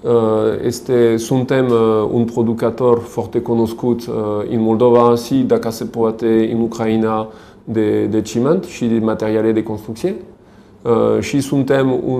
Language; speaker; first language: Romanian; non-native, learner; French